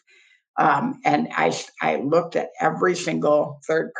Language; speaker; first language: English; native; English